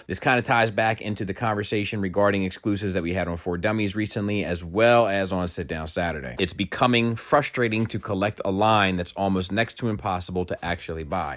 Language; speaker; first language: English; native; English